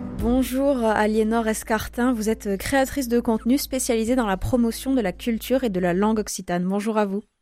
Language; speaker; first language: French; native; French